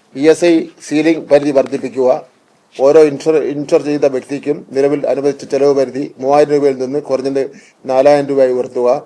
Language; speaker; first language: Malayalam; native; Malayalam